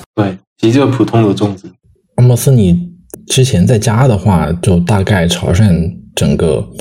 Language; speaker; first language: Chinese; non-native, local second language; Min Nan Chinese